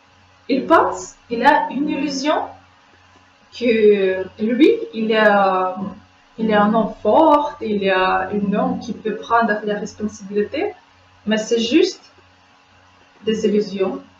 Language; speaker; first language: French; non-native, fluent; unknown